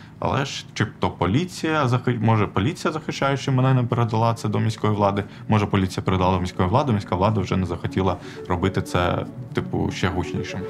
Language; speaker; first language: Ukrainian; non-native, local second language; Armenian